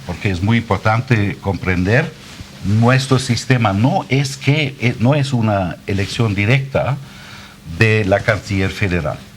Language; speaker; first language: Spanish; non-native, fluent; German